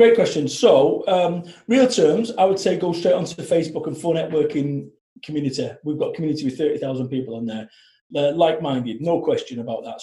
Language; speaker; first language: English; native; English